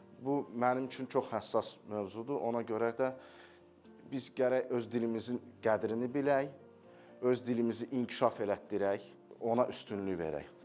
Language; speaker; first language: Azerbaijani; native; Azerbaijani